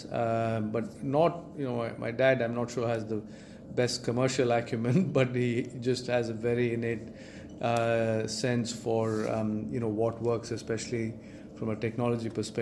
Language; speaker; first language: English; non-native, local second language; Tamil